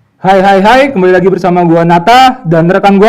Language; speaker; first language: Indonesian; native; Indonesian